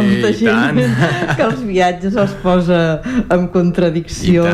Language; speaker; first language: Catalan; native; Catalan